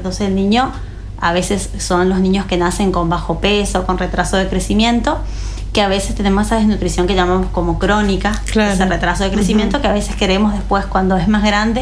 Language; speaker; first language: Spanish; native; Spanish